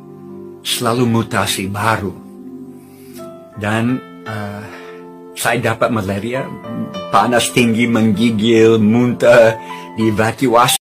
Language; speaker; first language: Indonesian; non-native, fluent; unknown